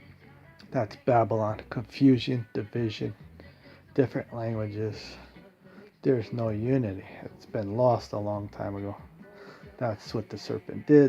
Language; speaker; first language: English; native; English